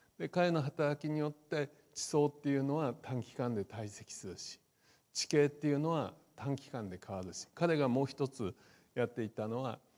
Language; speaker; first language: Japanese; native; Japanese